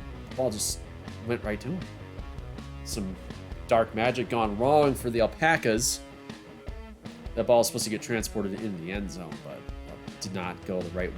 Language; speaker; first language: English; native; English